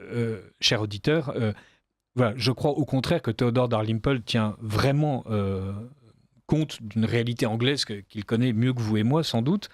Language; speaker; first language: French; native; French